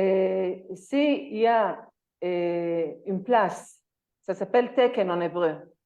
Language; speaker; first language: French; non-native, learner; Hebrew